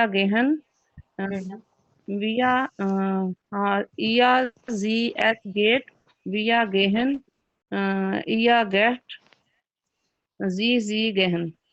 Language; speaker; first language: German; non-native, learner; Urdu